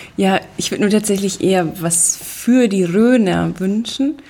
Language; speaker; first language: German; native; German